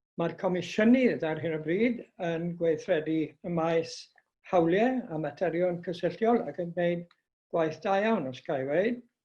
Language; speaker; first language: Welsh; native; Welsh